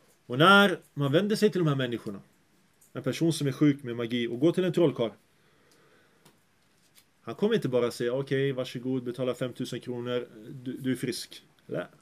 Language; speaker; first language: Swedish; early bilingual, other home language; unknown